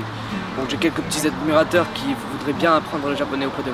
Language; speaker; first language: French; early bilingual, other home language; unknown